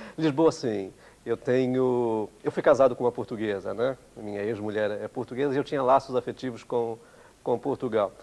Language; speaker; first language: Portuguese; early bilingual, other home language; Italian